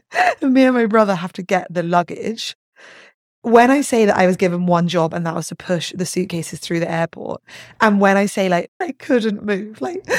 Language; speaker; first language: English; native; English